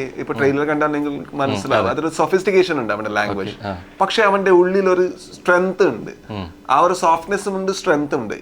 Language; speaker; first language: Malayalam; non-native, local second language; Kannada